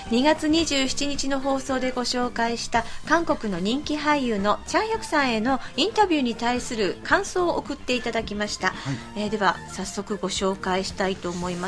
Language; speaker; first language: Japanese; native; Japanese